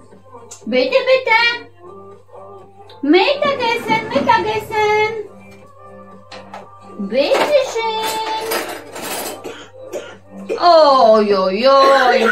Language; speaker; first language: German; non-native, learner; Polish